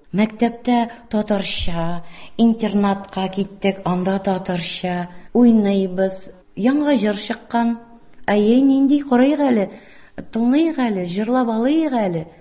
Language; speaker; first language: Tatar; non-native, local second language; Russian